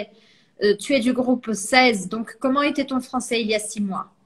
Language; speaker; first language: French; non-native, fluent; Portuguese